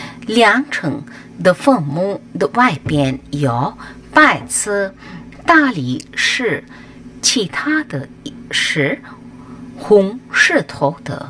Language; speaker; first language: Chinese; non-native, learner; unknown